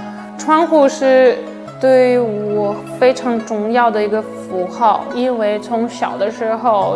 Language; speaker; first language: Chinese; non-native, fluent; Russian